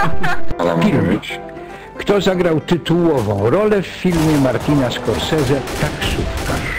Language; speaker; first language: Polish; native; Polish